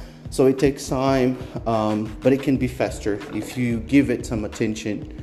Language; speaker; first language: English; non-native, fluent; Portuguese